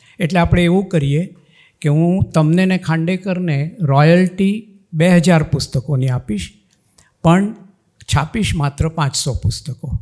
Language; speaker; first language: Gujarati; non-native, local second language; Marathi